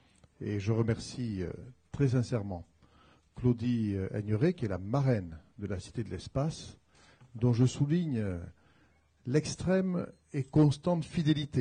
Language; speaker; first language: French; native; French